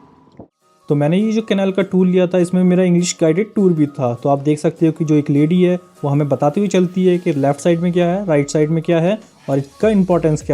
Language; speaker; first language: Hindi; native; Hindi